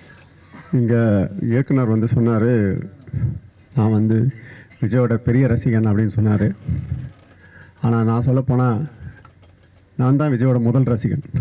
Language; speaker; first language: Tamil; native; Tamil